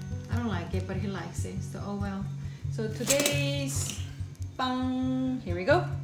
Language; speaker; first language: English; non-native, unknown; Korean